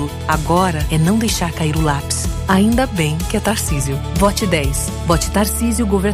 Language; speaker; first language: Portuguese; native; Portuguese